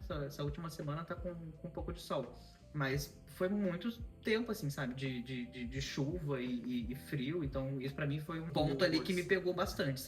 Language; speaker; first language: Portuguese; native; Portuguese